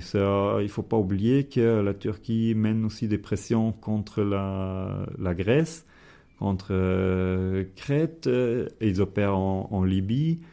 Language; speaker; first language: French; non-native, fluent; German